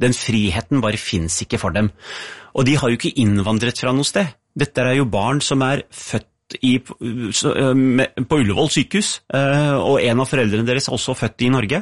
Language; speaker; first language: Norwegian; early bilingual, other home language; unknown